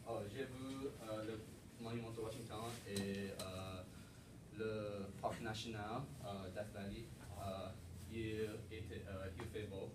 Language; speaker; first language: French; non-native, learner; English